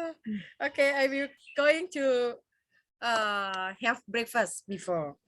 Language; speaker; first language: English; non-native, learner; Thai